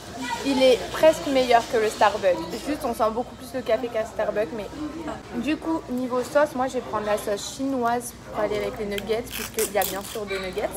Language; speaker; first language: French; native; French